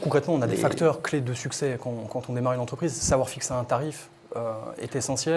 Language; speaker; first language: French; native; French